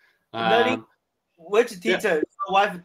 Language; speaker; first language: English; non-native, learner; Chinese